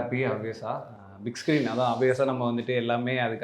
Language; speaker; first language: Tamil; native; Tamil